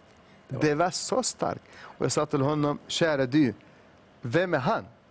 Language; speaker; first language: Swedish; non-native, fluent; Arabic